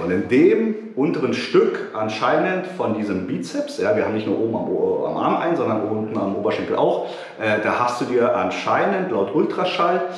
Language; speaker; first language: German; native; German